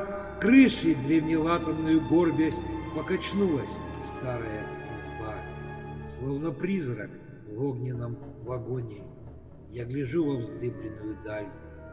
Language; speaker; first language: Russian; native; Russian